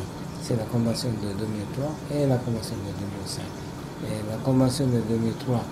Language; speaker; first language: French; non-native, fluent; Japanese